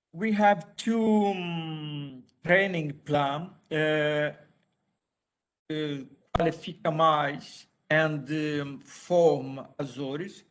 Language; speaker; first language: English; non-native, learner; Portuguese